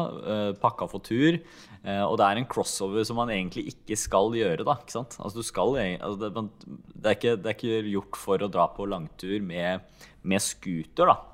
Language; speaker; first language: Norwegian; early bilingual, other home language; Hungarian